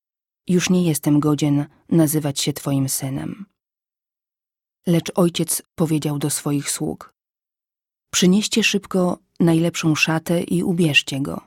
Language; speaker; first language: Polish; native; Polish